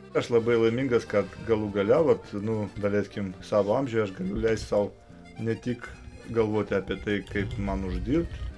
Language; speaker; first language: Lithuanian; non-native, local second language; Russian